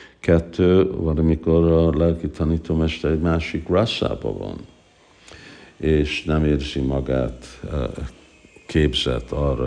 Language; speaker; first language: Hungarian; early bilingual, heritage; Hungarian